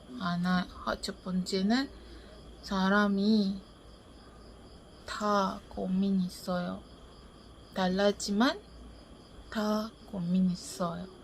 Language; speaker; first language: Korean; non-native, learner; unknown